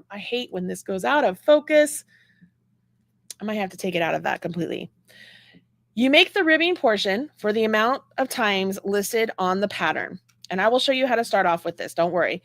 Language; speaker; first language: English; native; English